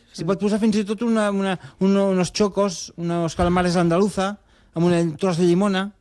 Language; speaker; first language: Catalan; non-native, local second language; Spanish